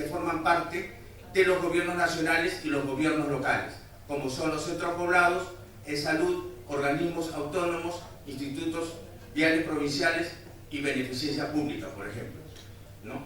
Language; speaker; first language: Spanish; native; Spanish